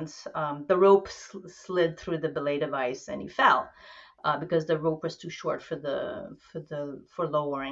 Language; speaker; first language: English; native; English